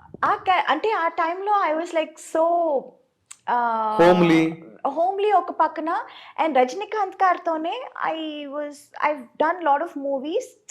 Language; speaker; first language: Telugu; non-native, local second language; Tamil